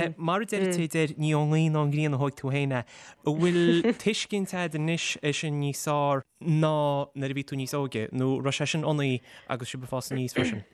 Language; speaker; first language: Irish; native; Irish